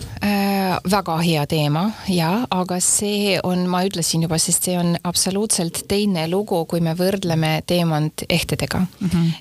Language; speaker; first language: Estonian; non-native, local second language; Russian